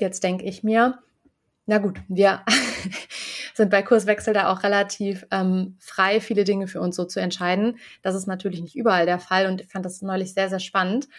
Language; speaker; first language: German; native; German